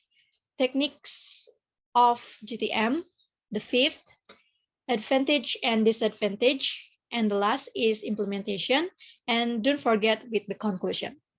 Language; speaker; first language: English; non-native, learner; Indonesian